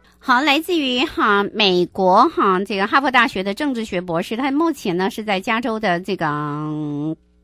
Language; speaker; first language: Chinese; native; Chinese